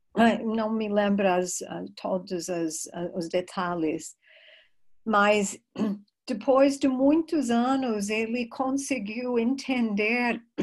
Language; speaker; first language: Portuguese; non-native, fluent; English